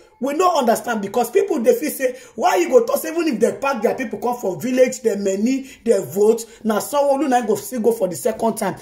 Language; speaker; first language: Nigerian Pidgin; native; Nigerian Pidgin